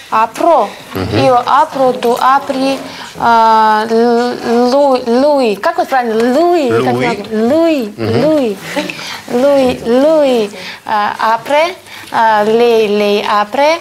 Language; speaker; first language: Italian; non-native, learner; Russian